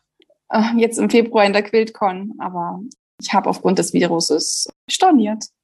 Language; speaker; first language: German; native; German